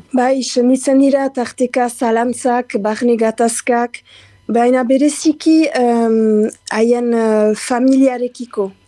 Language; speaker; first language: Basque; native; Basque